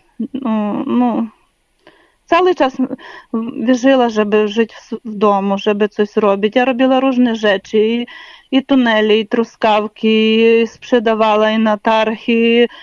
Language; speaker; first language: Polish; non-native, learner; Ukrainian